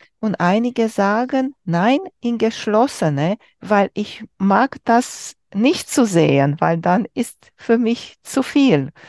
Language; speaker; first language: German; non-native, learner; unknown